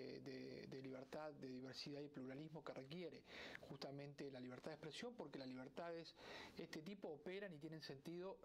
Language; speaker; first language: Spanish; native; Spanish